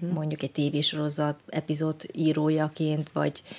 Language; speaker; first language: Hungarian; early bilingual, other home language; Vietnamese